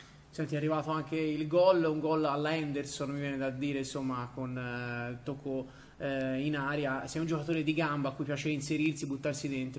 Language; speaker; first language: Italian; native; Italian